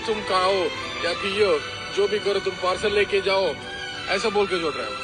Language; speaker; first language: Hindi; non-native, local second language; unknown